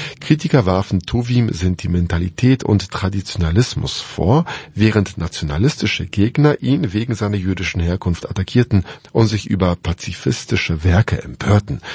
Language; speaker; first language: German; non-native, fluent; Polish